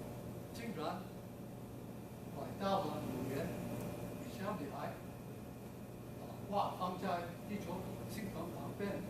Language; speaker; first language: Chinese; native; Chinese